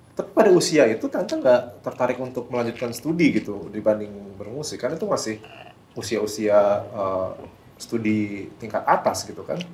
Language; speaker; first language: Indonesian; native; Indonesian